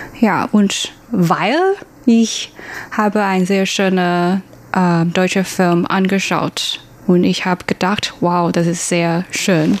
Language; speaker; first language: German; non-native, learner; Chinese